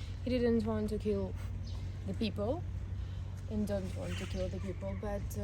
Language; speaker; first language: English; non-native, learner; Ukrainian